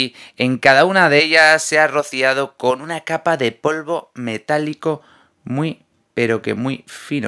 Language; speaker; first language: Spanish; native; Spanish